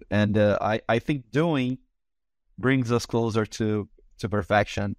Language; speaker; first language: English; non-native, fluent; Portuguese